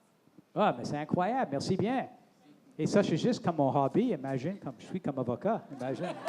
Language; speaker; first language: French; non-native, local second language; English